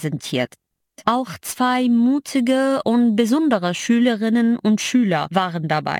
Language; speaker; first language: German; non-native, fluent; Arabic